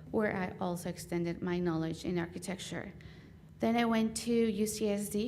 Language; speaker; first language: English; non-native, fluent; Spanish